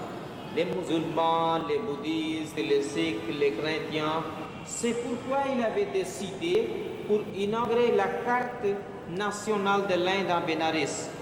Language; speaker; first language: French; non-native, local second language; Hindi